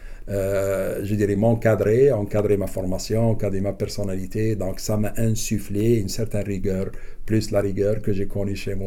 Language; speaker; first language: French; non-native, local second language; Arabic